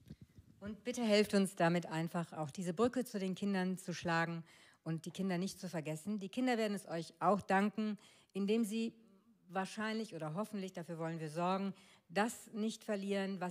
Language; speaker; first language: German; native; German